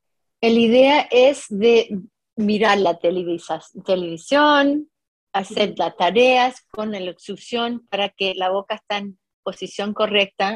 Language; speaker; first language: Spanish; non-native, fluent; English